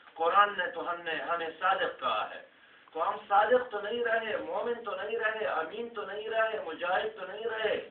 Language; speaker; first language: Urdu; non-native, local second language; Pashto